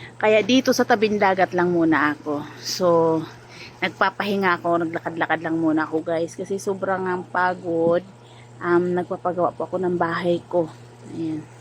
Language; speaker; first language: Filipino; non-native, local second language; Masbatenyo